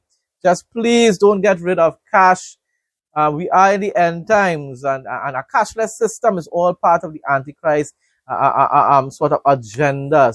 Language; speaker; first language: English; native; English